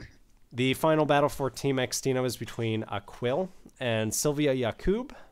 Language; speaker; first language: English; native; English